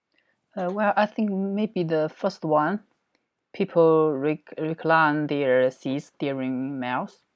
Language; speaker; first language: English; non-native, learner; Chinese